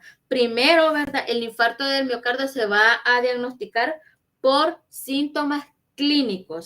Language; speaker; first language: Spanish; native; Spanish